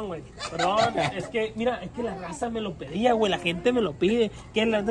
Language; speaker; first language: Spanish; native; Spanish